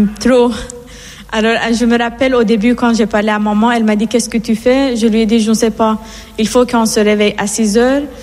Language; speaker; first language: French; non-native, fluent; Persian